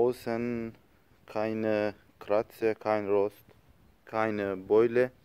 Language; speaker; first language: German; non-native, learner; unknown